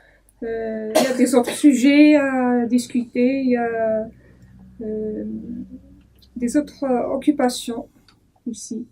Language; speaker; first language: French; non-native, learner; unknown